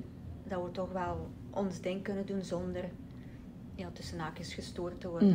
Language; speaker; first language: Dutch; native; Dutch